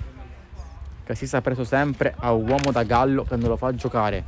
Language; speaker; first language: Italian; native; Italian